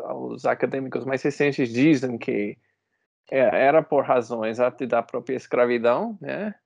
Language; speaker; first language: Portuguese; non-native, fluent; English